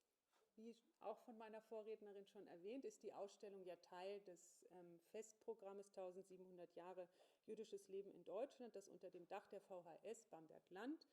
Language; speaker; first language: German; native; German